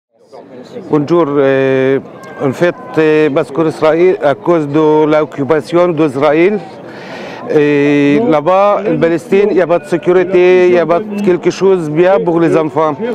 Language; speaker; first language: French; non-native, learner; Arabic